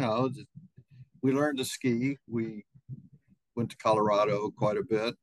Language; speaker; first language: English; native; English